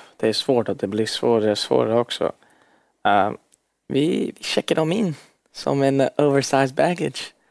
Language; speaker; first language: Swedish; early bilingual, heritage; Swedish